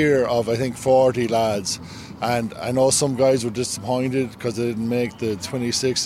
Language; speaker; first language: English; native; English